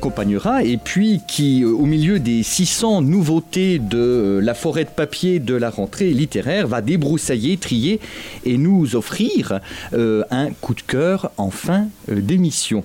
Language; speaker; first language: French; native; French